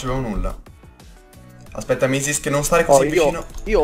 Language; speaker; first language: Italian; native; Italian